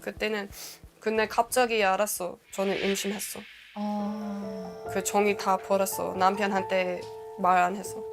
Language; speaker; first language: Korean; non-native, learner; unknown